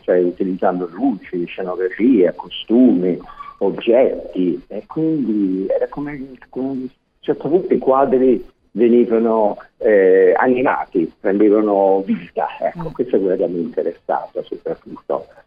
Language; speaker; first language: Italian; non-native, fluent; English